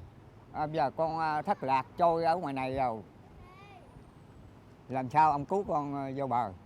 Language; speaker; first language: Vietnamese; native; Vietnamese